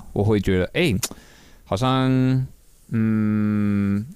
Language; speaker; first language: Chinese; non-native, fluent; English